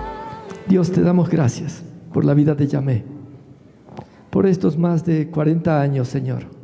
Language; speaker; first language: Spanish; native; Spanish